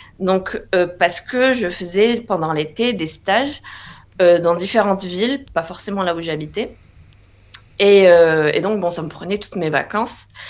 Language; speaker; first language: French; non-native, local second language; Arabic